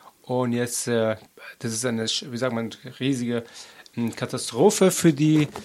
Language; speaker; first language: German; non-native, learner; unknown